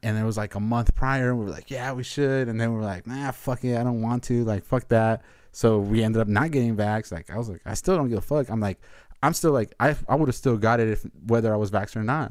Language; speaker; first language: English; early bilingual, other home language; Spanish